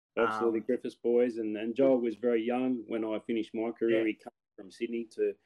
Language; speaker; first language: English; native; English